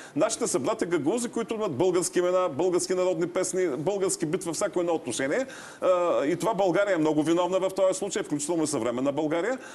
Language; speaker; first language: Bulgarian; native; Bulgarian